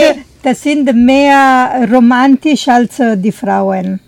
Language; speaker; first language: German; non-native, learner; Italian